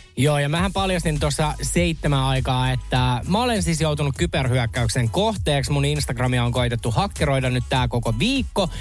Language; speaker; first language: Finnish; native; Finnish